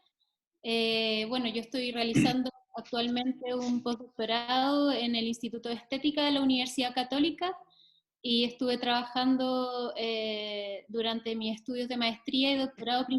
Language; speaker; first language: Spanish; native; Spanish